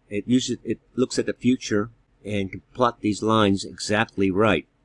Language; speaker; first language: English; native; English